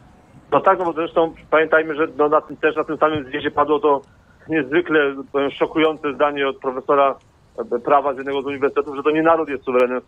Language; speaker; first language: Polish; native; Polish